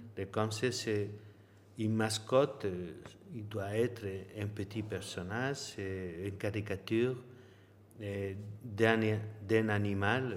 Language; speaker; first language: French; non-native, learner; Spanish